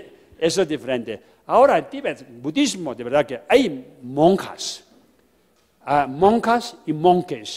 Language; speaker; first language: Spanish; non-native, fluent; Tibetan